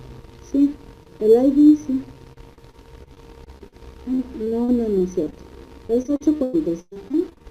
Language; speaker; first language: Spanish; native; Spanish